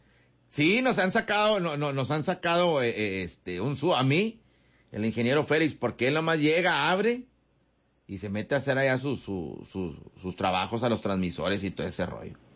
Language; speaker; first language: Spanish; native; Spanish